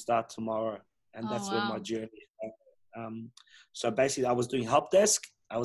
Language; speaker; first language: English; early bilingual, other home language; Persian